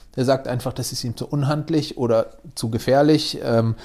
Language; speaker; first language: German; native; German